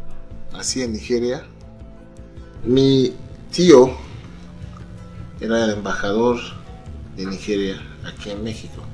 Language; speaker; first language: Spanish; non-native, fluent; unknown